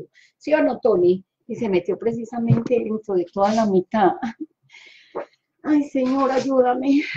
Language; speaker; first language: Spanish; native; Spanish